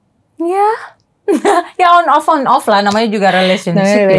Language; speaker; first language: Indonesian; native; Indonesian